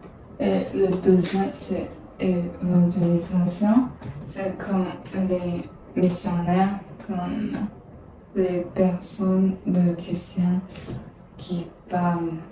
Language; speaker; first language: French; non-native, learner; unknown